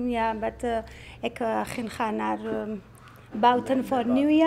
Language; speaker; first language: Dutch; non-native, learner; Persian